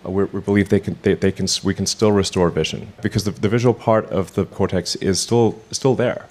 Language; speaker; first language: English; native; English